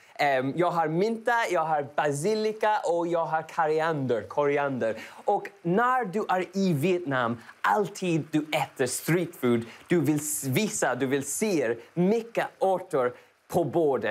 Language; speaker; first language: Swedish; non-native, learner; English